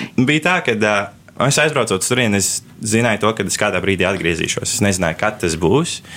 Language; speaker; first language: Latvian; native; Latvian